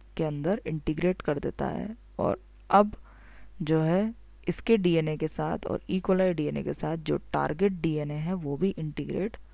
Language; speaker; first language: Hindi; native; Hindi